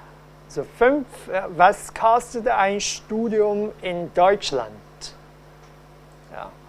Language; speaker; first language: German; non-native, fluent; Cantonese